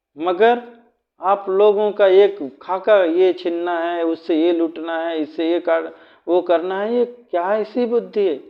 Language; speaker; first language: Hindi; native; Hindi